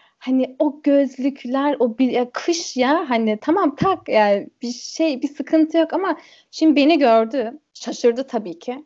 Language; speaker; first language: Turkish; early bilingual, heritage; Turkish